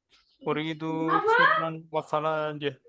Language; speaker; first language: Arabic; non-native, learner; Indonesian